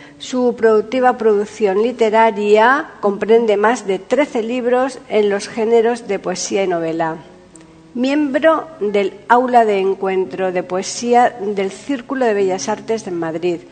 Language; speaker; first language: Spanish; native; Spanish